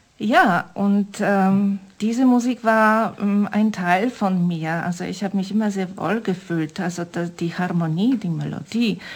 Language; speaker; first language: German; non-native, fluent; Polish